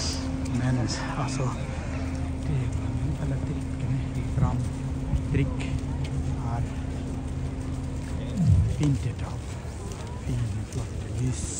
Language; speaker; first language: Norwegian; non-native, fluent; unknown